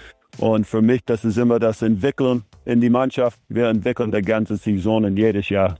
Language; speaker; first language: German; non-native, fluent; English